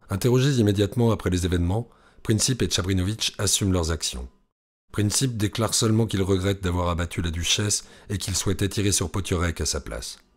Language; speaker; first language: French; native; French